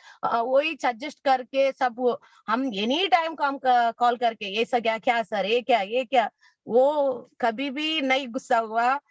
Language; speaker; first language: Hindi; non-native, local second language; Kannada